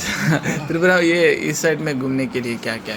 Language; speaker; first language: Hindi; non-native, local second language; Malayalam